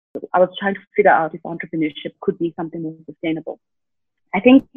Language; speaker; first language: English; non-native, local second language; Xhosa